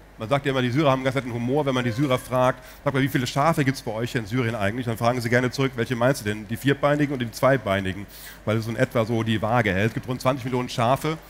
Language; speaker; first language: German; native; German